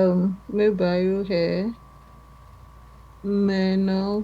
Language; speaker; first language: Portuguese; non-native, learner; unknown